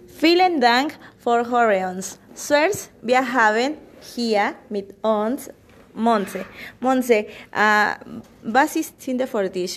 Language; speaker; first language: German; non-native, learner; Spanish